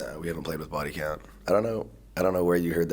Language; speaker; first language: English; native; English